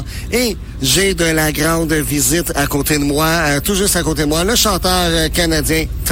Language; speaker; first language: French; native; French